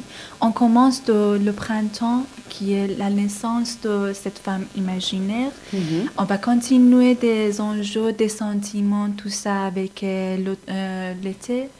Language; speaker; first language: French; non-native, fluent; Persian